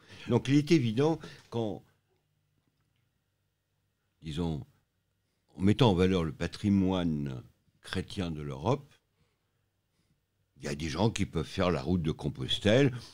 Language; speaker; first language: French; native; French